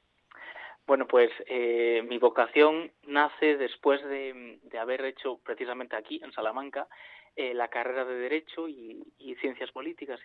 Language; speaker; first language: Spanish; native; Spanish